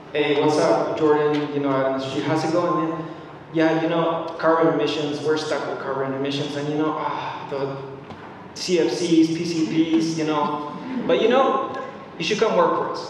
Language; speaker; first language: English; non-native, fluent; Spanish